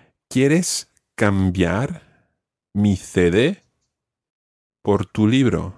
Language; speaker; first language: Spanish; non-native, fluent; English